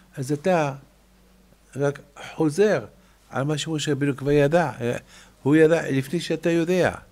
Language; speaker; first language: Hebrew; non-native, fluent; French